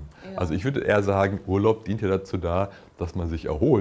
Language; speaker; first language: German; native; German